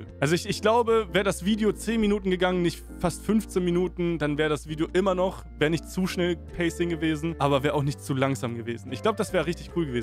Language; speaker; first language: German; native; German